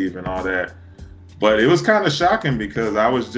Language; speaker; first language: English; native; English